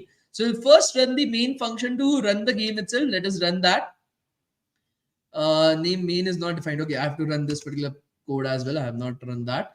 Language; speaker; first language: English; non-native, local second language; Hindi